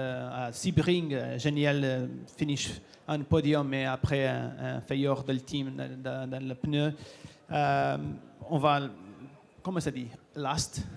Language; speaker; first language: French; non-native, learner; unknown